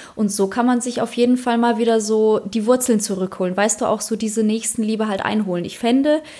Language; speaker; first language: German; early bilingual, other home language; Polish